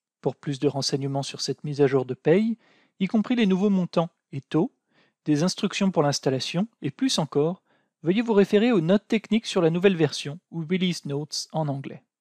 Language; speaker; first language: French; native; French